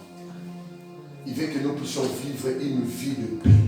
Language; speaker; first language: French; non-native, local second language; Lingala